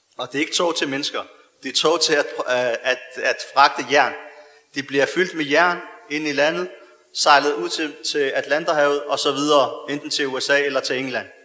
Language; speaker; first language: Danish; early bilingual, other home language; Arabic